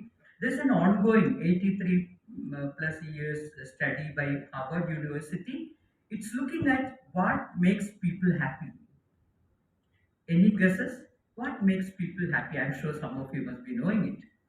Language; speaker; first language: English; non-native, local second language; Malayalam